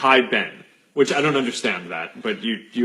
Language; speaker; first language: English; native; English